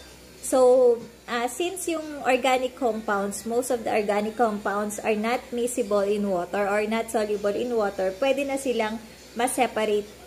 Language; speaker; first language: English; non-native, local second language; Filipino